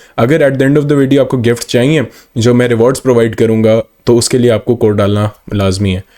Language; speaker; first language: Urdu; non-native, local second language; Punjabi